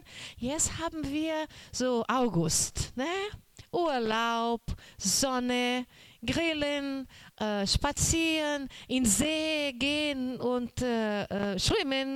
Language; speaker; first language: German; non-native, learner; Portuguese